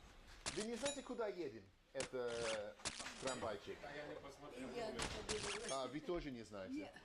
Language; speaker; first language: Russian; non-native, learner; English